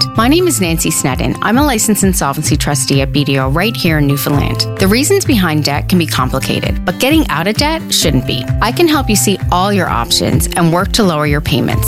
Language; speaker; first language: English; native; English